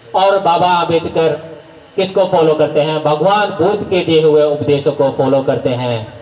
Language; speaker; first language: Hindi; non-native, local second language; Marathi